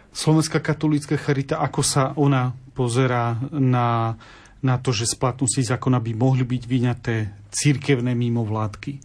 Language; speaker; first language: Slovak; native; Slovak